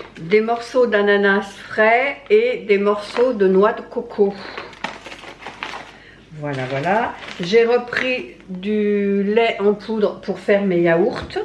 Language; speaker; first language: French; native; French